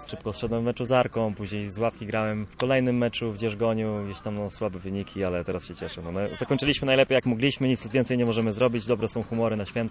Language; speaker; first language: Polish; native; Polish